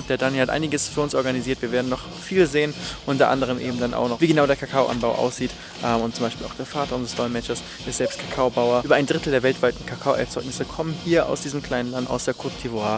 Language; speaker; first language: German; native; German